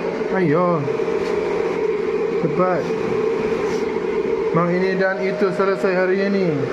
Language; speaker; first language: Indonesian; non-native, learner; English